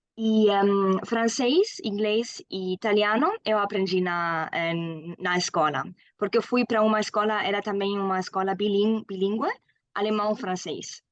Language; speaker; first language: Portuguese; non-native, fluent; German